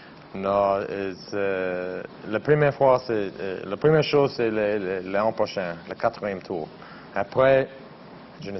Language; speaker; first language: French; non-native, learner; English